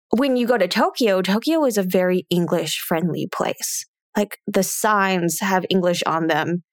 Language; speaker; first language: English; native; English